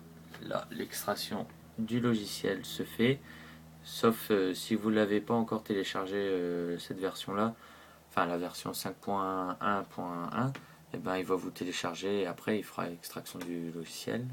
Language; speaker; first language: French; native; French